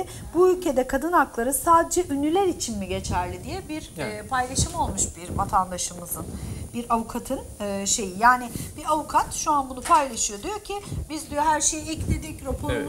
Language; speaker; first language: Turkish; native; Turkish